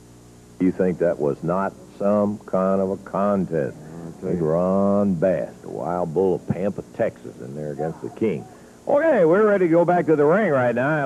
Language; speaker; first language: English; native; English